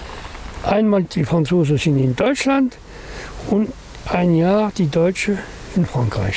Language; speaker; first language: German; non-native, learner; French